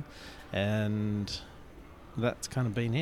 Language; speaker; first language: English; native; English